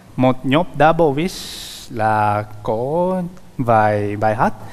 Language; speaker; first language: Vietnamese; non-native, learner; Japanese